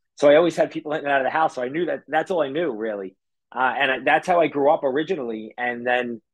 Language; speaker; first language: English; native; English